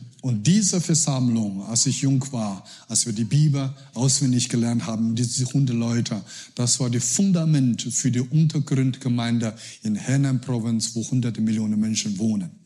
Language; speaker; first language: German; non-native, learner; Chinese